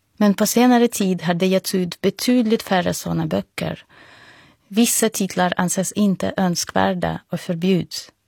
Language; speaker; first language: Swedish; non-native, fluent; Russian